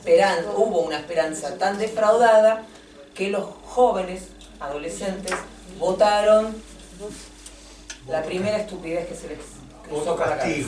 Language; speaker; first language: Spanish; native; Spanish